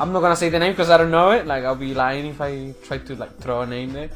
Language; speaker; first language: English; non-native, fluent; Spanish